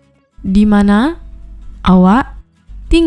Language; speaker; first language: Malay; non-native, fluent; Urdu